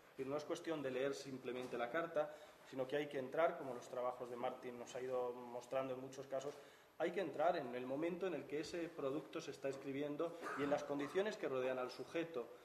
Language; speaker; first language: Spanish; native; Spanish